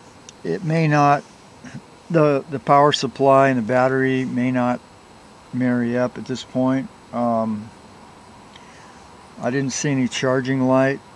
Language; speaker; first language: English; native; English